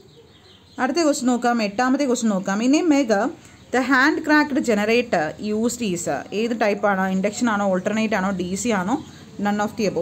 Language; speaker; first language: English; non-native, local second language; Malayalam